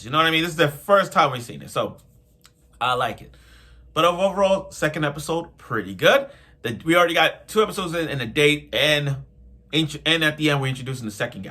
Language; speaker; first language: English; native; English